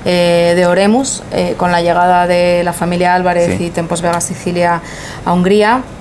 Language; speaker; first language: Spanish; native; Spanish